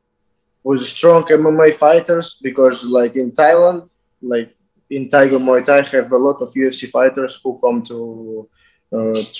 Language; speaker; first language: English; non-native, learner; Azerbaijani